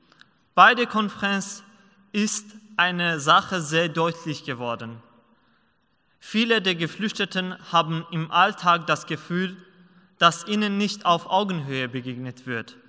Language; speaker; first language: German; non-native, learner; Persian